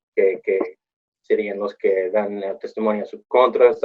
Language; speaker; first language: Spanish; non-native, fluent; English